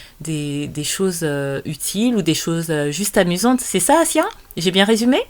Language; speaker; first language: French; native; French